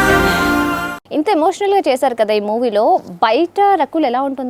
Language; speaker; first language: Telugu; native; Telugu